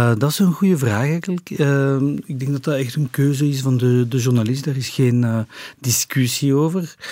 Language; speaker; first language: Dutch; non-native, local second language; French